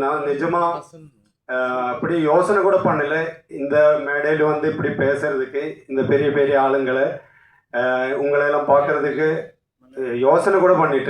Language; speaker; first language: Tamil; non-native, learner; Malayalam